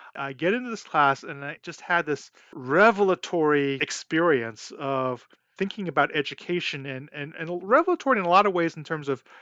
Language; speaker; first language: English; early bilingual, other home language; Chinese